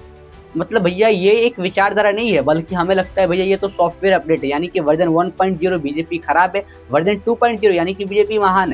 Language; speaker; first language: Hindi; native; Hindi